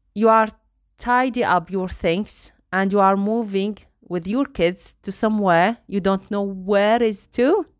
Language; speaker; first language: English; non-native, fluent; Arabic